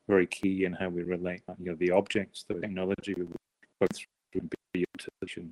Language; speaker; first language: English; native; English